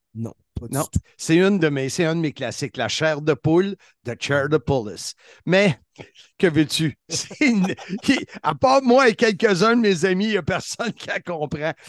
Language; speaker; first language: French; native; French